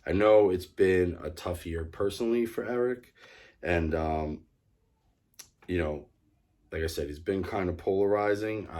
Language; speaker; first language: English; native; English